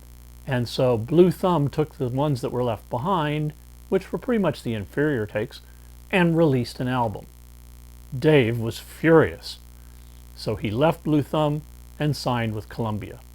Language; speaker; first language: English; native; English